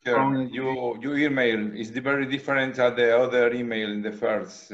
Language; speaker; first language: English; non-native, learner; Spanish